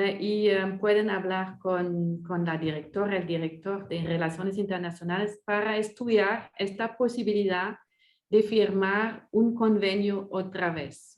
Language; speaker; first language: Spanish; non-native, fluent; French